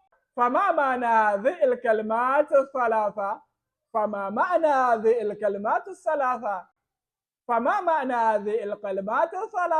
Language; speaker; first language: Arabic; non-native, fluent; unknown